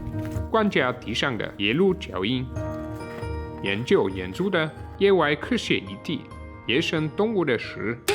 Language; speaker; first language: Chinese; native; Chinese